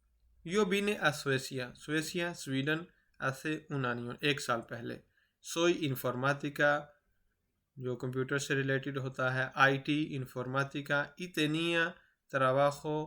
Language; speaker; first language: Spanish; non-native, fluent; Urdu